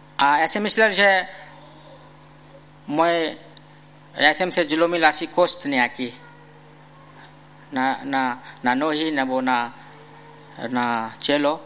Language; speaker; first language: Czech; non-native, fluent; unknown